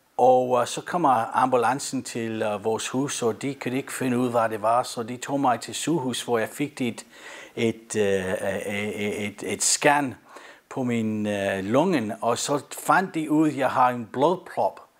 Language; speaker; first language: Danish; non-native, fluent; English